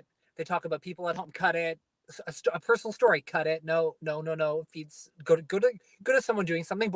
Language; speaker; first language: English; native; English